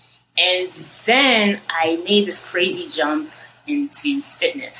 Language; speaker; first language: English; native; English